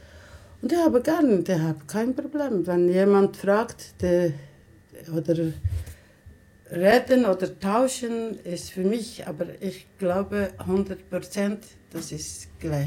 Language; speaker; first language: German; non-native, learner; Somali